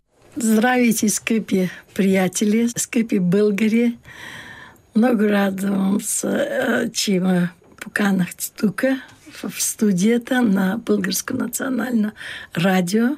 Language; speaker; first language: Bulgarian; early bilingual, heritage; Bulgarian